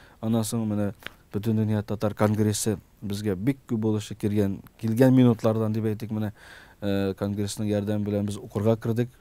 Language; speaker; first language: Tatar; early bilingual, heritage; Tatar